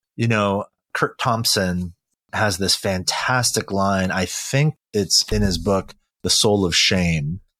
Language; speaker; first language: English; early bilingual, other home language; Korean